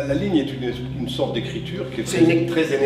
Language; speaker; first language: French; native; French